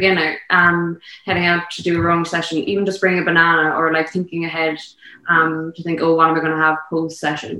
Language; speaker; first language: English; native; English